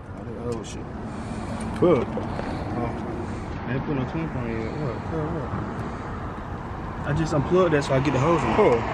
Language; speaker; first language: English; native; English